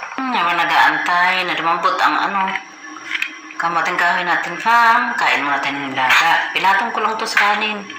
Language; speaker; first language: Filipino; non-native, local second language; Iloko